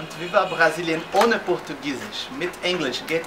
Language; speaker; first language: German; non-native, fluent; Portuguese